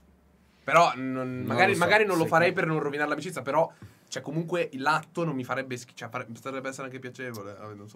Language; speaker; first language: Italian; native; Italian